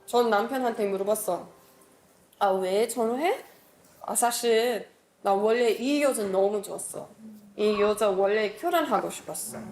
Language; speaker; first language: Korean; non-native, learner; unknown